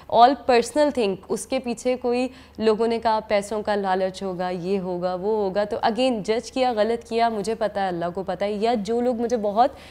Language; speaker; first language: Urdu; native; Urdu